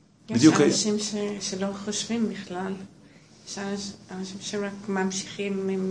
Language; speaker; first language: Hebrew; non-native, fluent; English